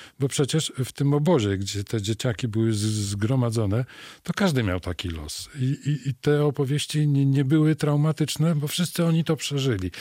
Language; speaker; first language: Polish; native; Polish